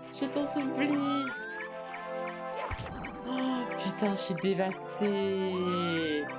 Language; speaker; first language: French; native; French